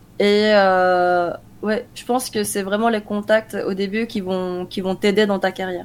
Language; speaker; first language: French; early bilingual, other home language; Korean